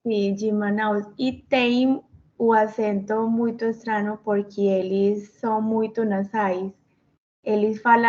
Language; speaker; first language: Portuguese; non-native, learner; Spanish